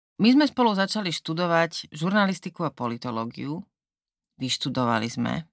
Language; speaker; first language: Slovak; native; Slovak